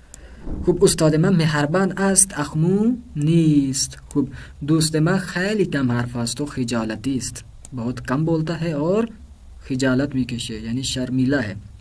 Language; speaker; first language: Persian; non-native, fluent; Urdu